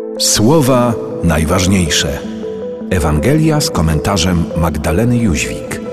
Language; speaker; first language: Polish; native; Polish